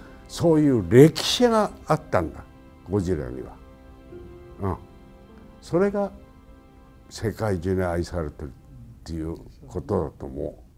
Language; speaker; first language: Japanese; native; Japanese